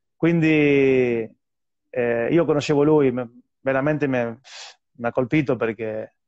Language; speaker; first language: Italian; non-native, fluent; Spanish